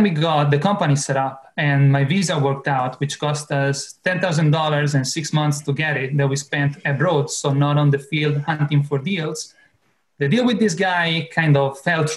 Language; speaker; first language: English; non-native, fluent; Italian